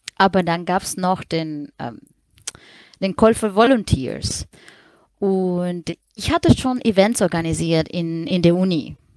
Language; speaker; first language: German; non-native, fluent; Spanish